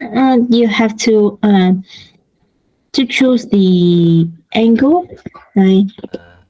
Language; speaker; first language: English; non-native, learner; Vietnamese